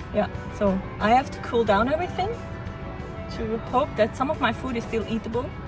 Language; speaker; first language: English; non-native, fluent; German